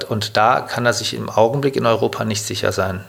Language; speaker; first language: German; native; German